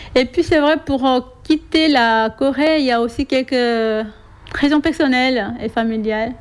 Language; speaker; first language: French; non-native, fluent; Korean